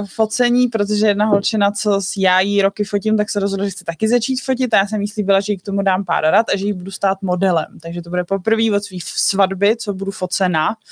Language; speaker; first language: Czech; native; Czech